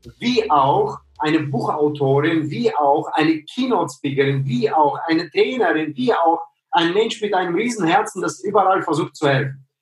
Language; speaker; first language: German; native; German